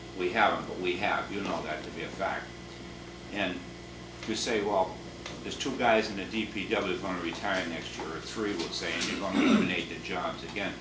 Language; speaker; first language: English; native; English